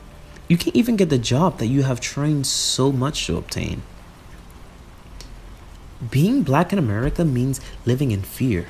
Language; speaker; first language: English; native; English